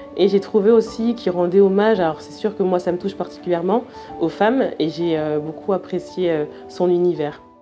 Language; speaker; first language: French; native; French